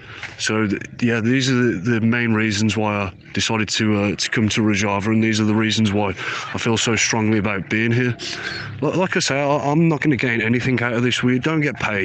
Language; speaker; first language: English; native; English